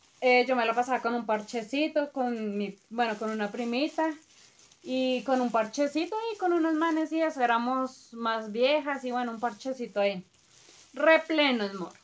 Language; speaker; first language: Spanish; native; Spanish